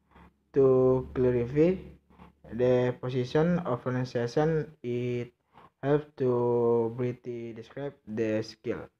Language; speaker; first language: English; non-native, learner; Indonesian